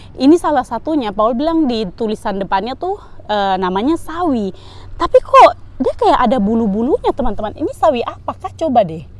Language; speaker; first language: Indonesian; native; Indonesian